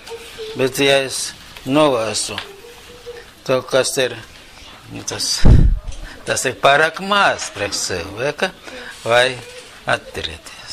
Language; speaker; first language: Latvian; non-native, local second language; Russian